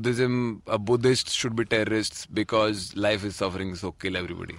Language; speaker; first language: English; non-native, local second language; Odia